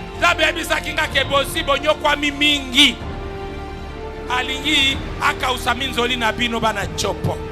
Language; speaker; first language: Lingala; native; Lingala